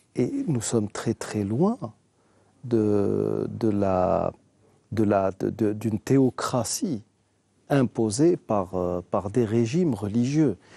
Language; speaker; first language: French; non-native, local second language; Arabic